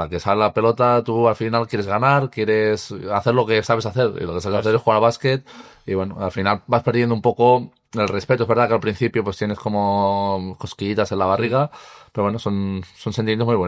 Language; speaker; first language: Spanish; native; Spanish